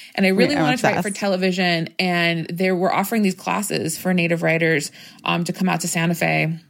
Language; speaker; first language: English; native; English